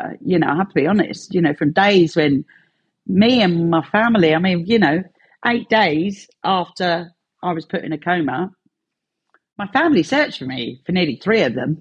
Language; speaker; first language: English; native; English